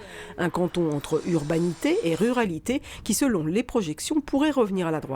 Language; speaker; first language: French; native; French